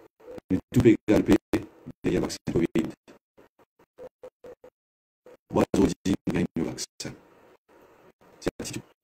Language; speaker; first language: French; non-native, local second language; Morisyen